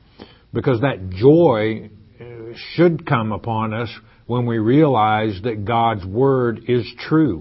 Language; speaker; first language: English; native; English